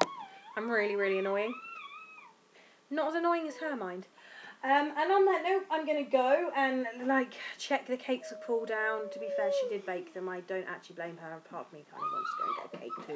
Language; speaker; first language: English; native; English